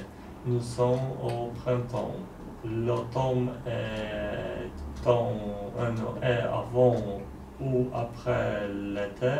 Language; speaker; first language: French; non-native, learner; Polish